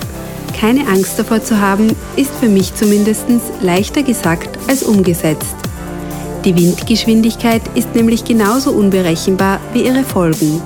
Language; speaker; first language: German; native; German